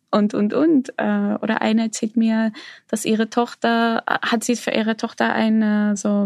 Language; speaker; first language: German; non-native, fluent; Arabic